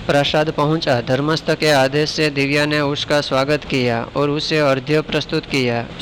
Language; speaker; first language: Hindi; non-native, local second language; Gujarati